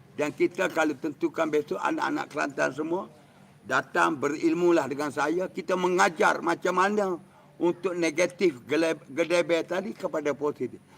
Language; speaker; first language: Malay; native; Malay